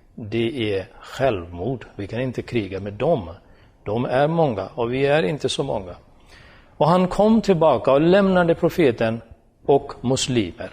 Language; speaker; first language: Swedish; non-native, fluent; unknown